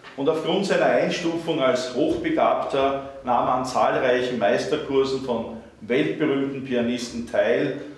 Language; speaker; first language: German; native; German